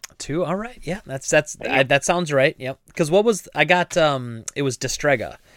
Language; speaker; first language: English; native; English